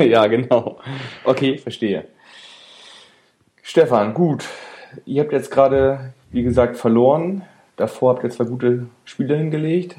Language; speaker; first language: German; native; German